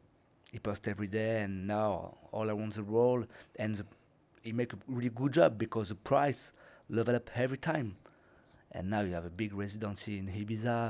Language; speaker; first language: English; non-native, learner; French